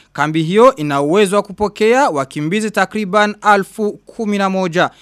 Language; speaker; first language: Swahili; non-native, local second language; Rundi